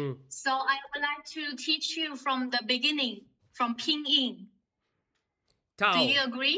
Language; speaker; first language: English; non-native, fluent; Chinese